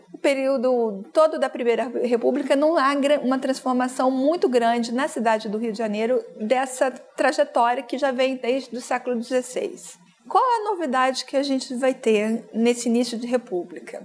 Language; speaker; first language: Portuguese; native; Portuguese